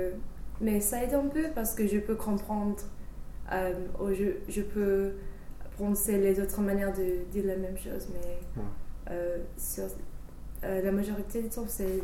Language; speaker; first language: French; non-native, fluent; English